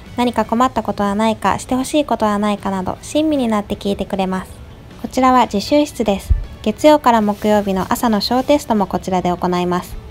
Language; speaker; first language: Japanese; native; Japanese